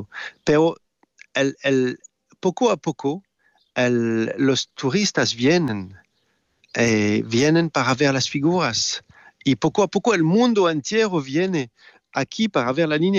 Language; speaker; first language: Spanish; non-native, fluent; French